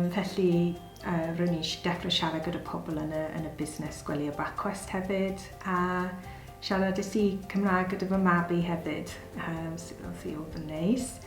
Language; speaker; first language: Welsh; non-native, learner; English